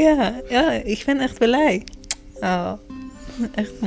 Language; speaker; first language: Dutch; non-native, learner; Persian